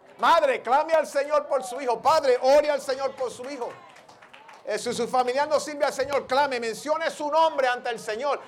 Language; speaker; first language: Spanish; early bilingual, heritage; Spanish